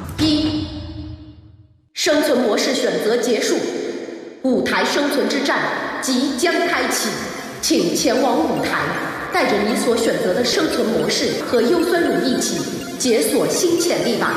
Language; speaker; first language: Chinese; native; Chinese